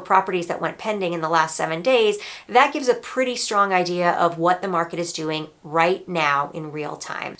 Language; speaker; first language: English; native; English